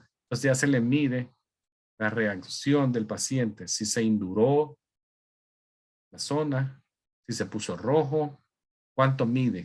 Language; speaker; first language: Spanish; native; Spanish